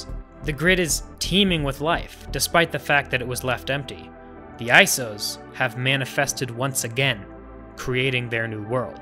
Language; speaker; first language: English; native; English